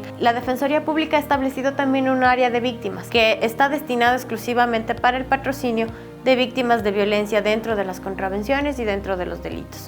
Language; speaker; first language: Spanish; native; Spanish